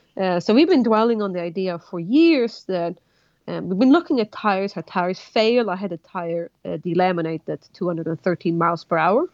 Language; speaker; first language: English; non-native, fluent; Swedish